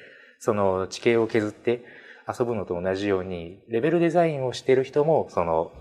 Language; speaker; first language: Japanese; native; Japanese